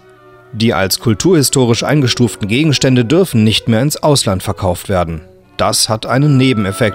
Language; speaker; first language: German; native; German